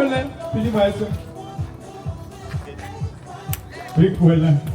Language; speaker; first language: Russian; native; Russian